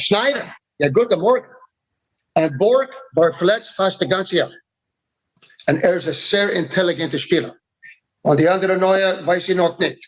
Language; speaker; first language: German; non-native, learner; English